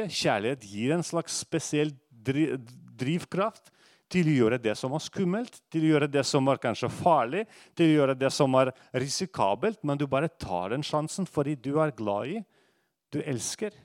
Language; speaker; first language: Norwegian; non-native, fluent; Russian